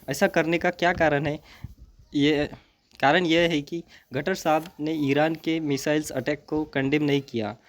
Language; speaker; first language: Hindi; non-native, local second language; Marathi